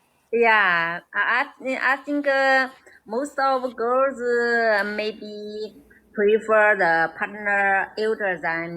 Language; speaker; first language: English; non-native, learner; Chinese